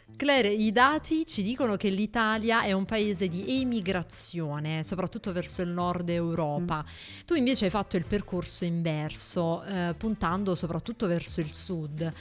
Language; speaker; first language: Italian; native; Italian